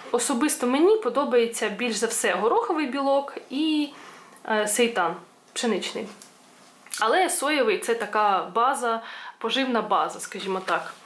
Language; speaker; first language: Ukrainian; non-native, local second language; Russian